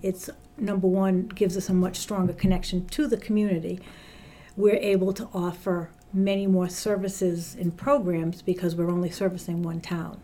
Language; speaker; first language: English; native; English